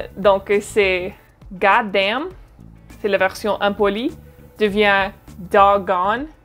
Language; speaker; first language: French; non-native, fluent; English